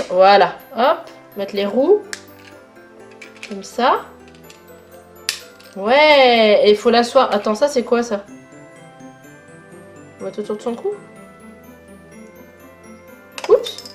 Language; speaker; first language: French; native; French